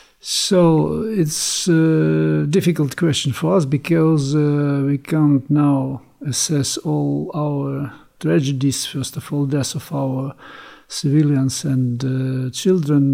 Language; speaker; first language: English; non-native, learner; Ukrainian